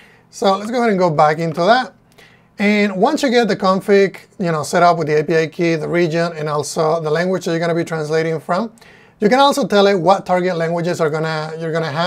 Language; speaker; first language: English; non-native, fluent; Spanish